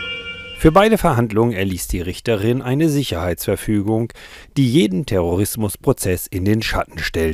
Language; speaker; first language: German; native; German